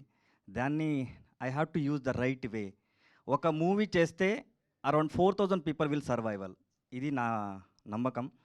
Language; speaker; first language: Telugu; non-native, learner; Kannada